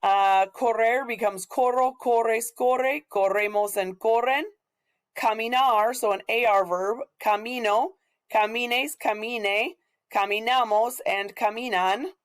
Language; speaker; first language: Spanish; non-native, fluent; English